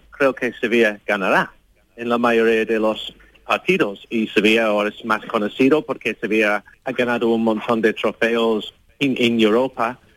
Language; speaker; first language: Spanish; non-native, fluent; English